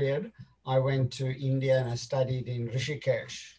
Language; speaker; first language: English; native; English